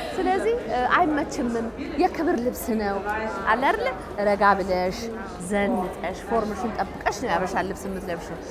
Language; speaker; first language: Amharic; native; Amharic